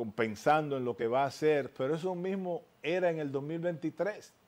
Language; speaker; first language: Spanish; native; Spanish